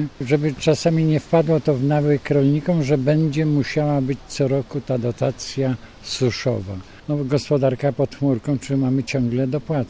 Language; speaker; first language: Polish; native; Polish